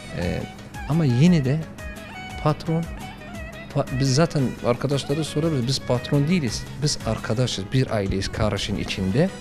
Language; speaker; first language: Turkish; non-native, learner; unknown